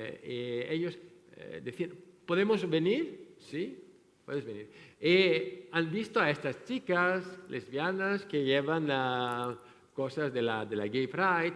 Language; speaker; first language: Spanish; non-native, fluent; French